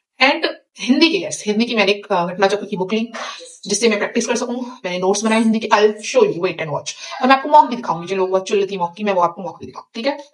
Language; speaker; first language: Hindi; native; Hindi